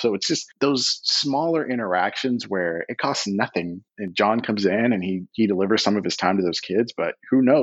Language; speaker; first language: English; native; English